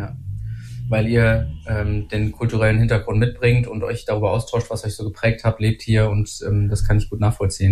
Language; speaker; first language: German; native; German